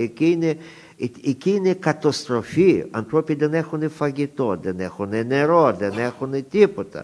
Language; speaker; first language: Greek; non-native, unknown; Russian